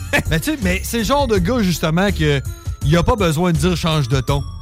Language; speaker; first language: French; native; French